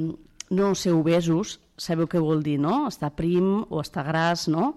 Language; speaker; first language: Catalan; native; Catalan